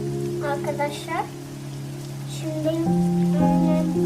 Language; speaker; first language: Turkish; early bilingual, heritage; Turkish